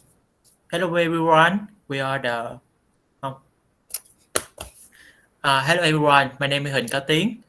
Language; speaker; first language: English; non-native, learner; Vietnamese